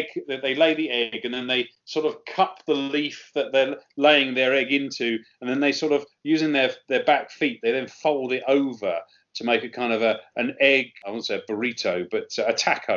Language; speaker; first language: English; native; English